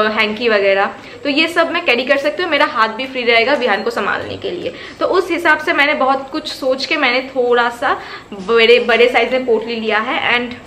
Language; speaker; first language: Hindi; non-native, local second language; Bangla